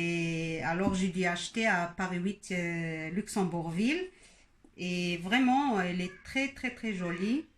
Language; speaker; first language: French; non-native, local second language; Arabic